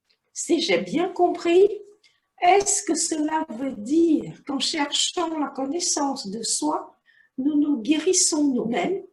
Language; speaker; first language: French; native; French